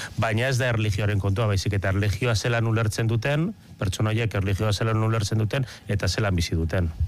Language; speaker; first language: Basque; native; Basque